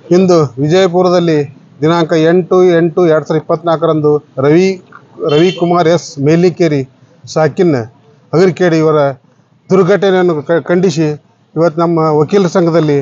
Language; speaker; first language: Kannada; native; Kannada